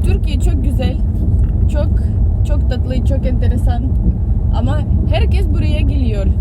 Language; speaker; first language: Turkish; non-native, learner; Russian